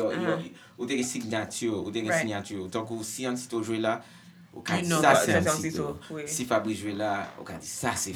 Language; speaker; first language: English; non-native, learner; Haitian Creole